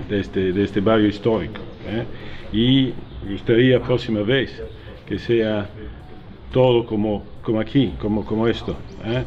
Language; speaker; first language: Portuguese; non-native, learner; Italian